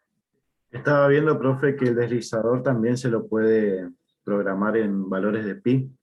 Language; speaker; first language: Spanish; native; Spanish